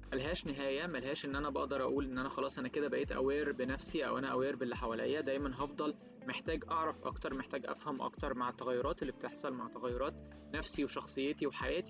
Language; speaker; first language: Arabic; native; Arabic